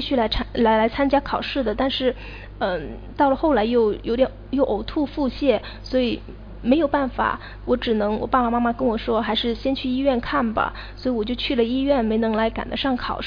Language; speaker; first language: Chinese; native; Chinese